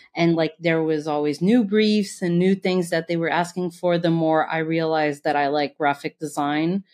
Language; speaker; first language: English; non-native, fluent; Portuguese